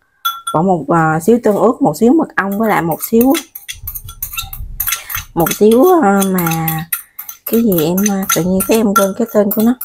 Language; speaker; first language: Vietnamese; native; Vietnamese